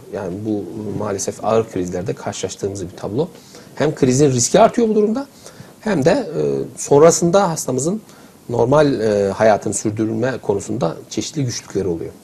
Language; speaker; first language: Turkish; native; Turkish